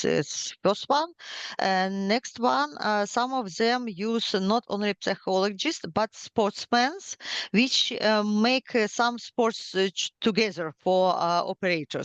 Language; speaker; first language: English; non-native, learner; Ukrainian